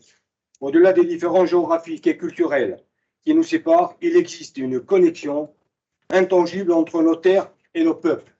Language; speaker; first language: French; native; French